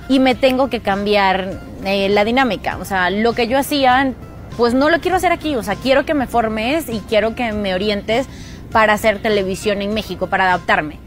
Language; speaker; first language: Spanish; native; Spanish